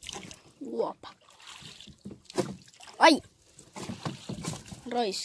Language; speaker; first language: Finnish; native; Finnish